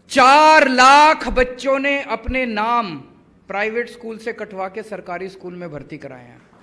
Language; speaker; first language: Hindi; native; Hindi